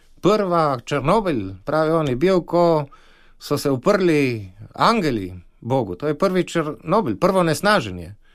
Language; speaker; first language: Slovenian; native; Slovenian